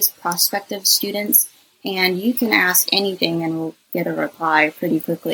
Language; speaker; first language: English; native; English